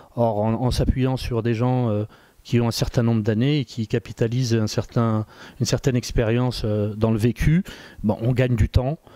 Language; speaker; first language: French; native; French